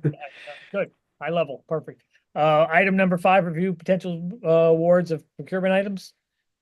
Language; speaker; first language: English; native; English